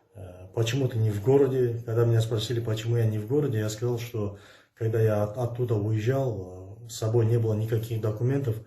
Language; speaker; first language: Russian; non-native, local second language; Kazakh